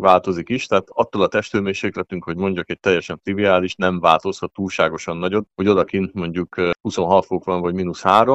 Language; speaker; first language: Hungarian; native; Hungarian